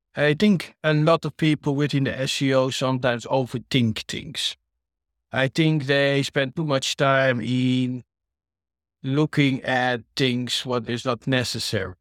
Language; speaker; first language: English; non-native, fluent; Dutch